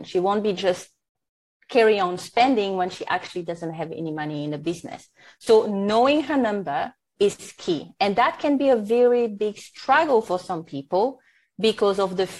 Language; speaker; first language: English; non-native, fluent; French